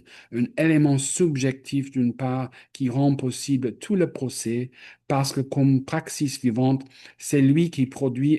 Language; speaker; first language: French; non-native, fluent; English